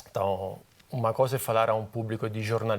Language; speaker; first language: Portuguese; non-native, fluent; Italian